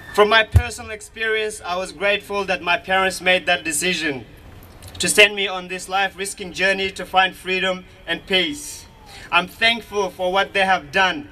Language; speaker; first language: English; early bilingual, other home language; Hazaragi